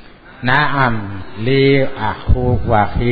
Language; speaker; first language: Arabic; non-native, learner; Indonesian